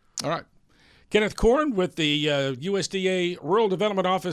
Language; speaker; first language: English; native; English